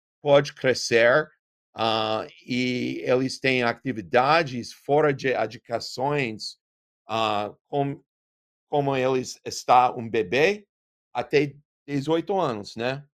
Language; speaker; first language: Portuguese; non-native, learner; English